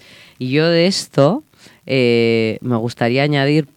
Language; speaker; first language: Spanish; native; Spanish